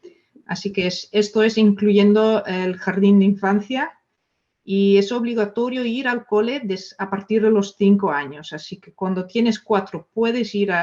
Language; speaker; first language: Spanish; non-native, fluent; Dutch